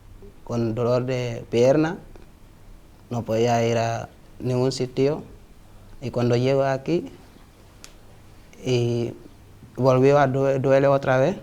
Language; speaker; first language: Spanish; non-native, learner; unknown